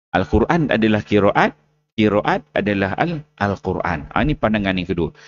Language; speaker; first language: Malay; native; Malay